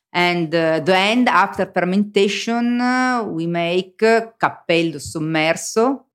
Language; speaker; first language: English; non-native, learner; Italian